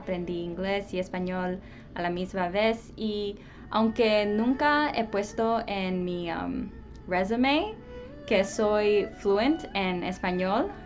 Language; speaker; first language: Spanish; early bilingual, heritage; English